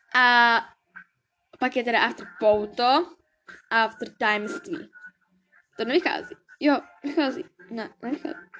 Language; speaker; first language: Czech; early bilingual, other home language; English